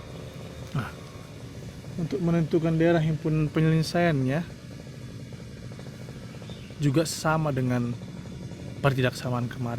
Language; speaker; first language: Indonesian; native; Indonesian